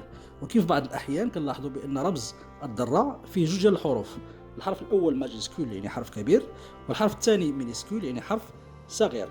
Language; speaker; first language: Arabic; native; Arabic